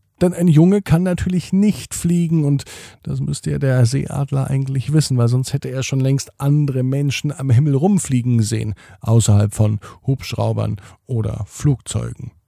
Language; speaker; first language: German; native; German